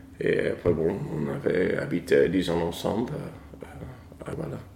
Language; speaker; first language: French; non-native, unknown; English